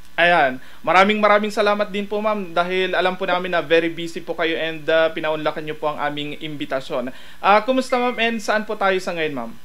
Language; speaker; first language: Filipino; non-native, local second language; Iloko